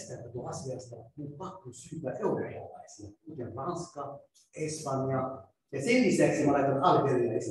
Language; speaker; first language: Finnish; non-native, learner; Arabic